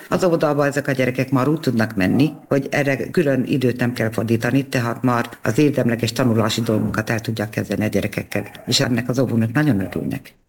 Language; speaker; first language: Hungarian; native; Hungarian